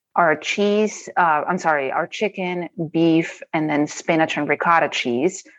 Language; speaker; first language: English; non-native, fluent; Spanish